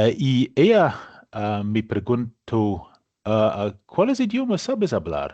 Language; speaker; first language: Spanish; non-native, learner; English